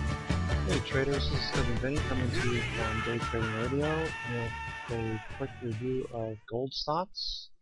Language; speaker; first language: English; native; English